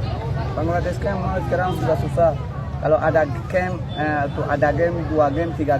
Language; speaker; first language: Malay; non-native, learner; Rohingya